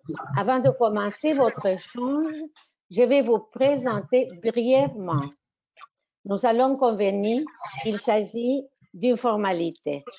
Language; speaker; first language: French; non-native, fluent; Spanish